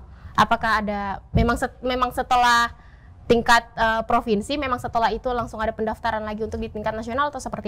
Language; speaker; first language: Indonesian; native; Indonesian